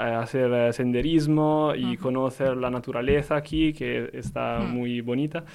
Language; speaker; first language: Spanish; non-native, learner; Italian